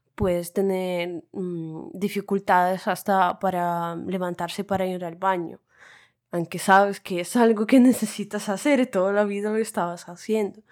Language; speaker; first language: Spanish; non-native, fluent; Russian